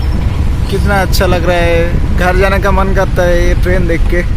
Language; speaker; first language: Hindi; non-native, local second language; Bangla